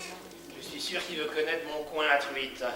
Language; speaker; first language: French; native; French